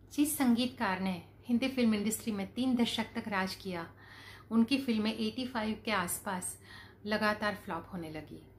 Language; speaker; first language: Hindi; non-native, local second language; Gujarati